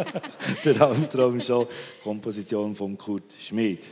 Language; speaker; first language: German; native; German